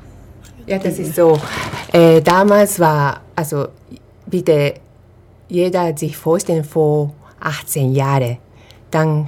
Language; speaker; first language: German; non-native, fluent; Japanese